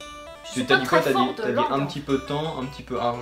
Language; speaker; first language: French; native; French